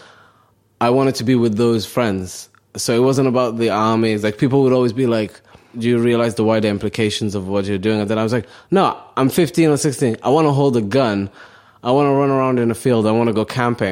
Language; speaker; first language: English; early bilingual, other home language; Somali